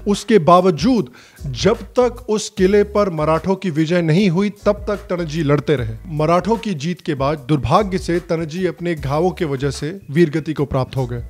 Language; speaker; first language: Hindi; native; Hindi